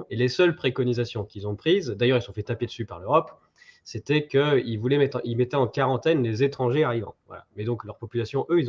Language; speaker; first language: French; native; French